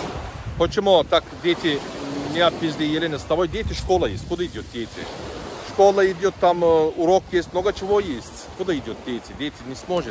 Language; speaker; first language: Russian; non-native, learner; Turkish